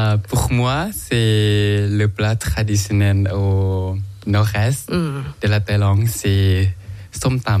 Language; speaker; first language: French; non-native, learner; Thai